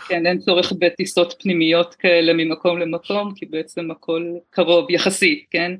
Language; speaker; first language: Hebrew; native; Hebrew